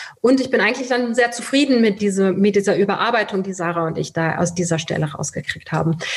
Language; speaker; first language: German; early bilingual, other home language; Persian